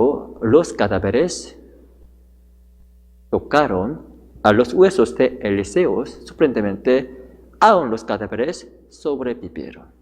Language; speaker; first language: Spanish; non-native, fluent; Korean